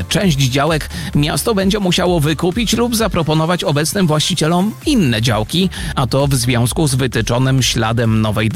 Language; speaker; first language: Polish; native; Polish